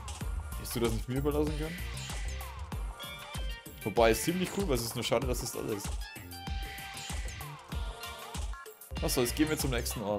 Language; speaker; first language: German; native; German